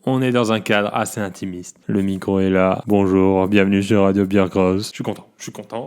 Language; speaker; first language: French; native; French